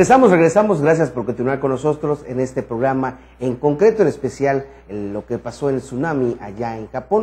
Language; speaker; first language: Spanish; native; Spanish